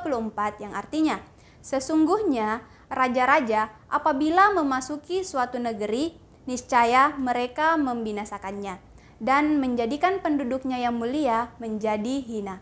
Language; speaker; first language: Malay; native; Malay